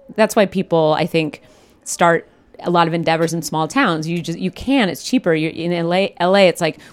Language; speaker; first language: English; native; English